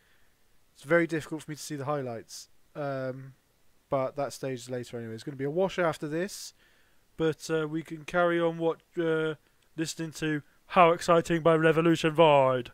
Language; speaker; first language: English; native; English